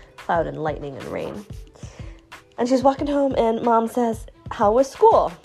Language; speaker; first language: English; non-native, fluent; Chinese